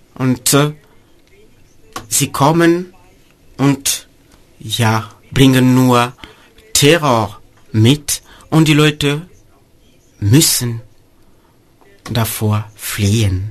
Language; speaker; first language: German; non-native, fluent; Mossi